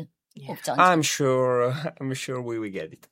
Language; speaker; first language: English; non-native, fluent; Italian